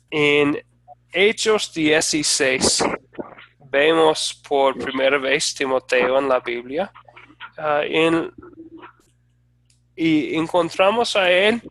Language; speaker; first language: Spanish; non-native, fluent; English